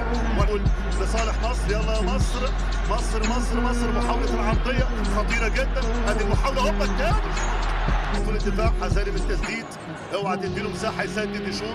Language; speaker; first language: Arabic; native; Arabic